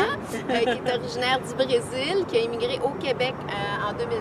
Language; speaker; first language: French; native; French